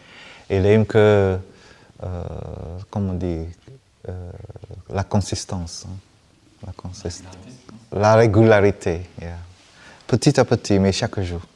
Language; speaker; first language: French; non-native, fluent; Vietnamese